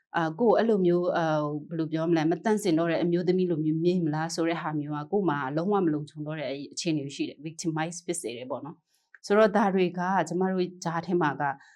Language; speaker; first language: Burmese; non-native, local second language; Kachin